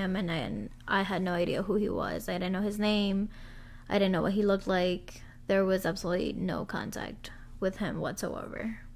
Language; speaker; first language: English; early bilingual, other home language; Spanish